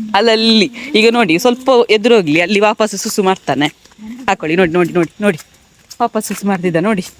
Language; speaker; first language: Kannada; non-native, local second language; Tulu